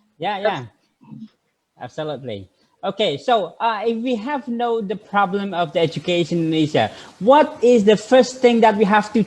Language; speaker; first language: English; non-native, fluent; Indonesian